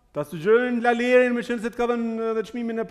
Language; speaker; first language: Albanian; native; Albanian